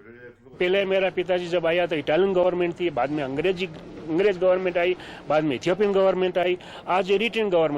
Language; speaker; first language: Hindi; early bilingual, heritage; Hindi